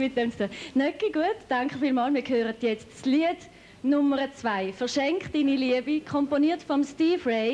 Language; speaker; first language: German; native; German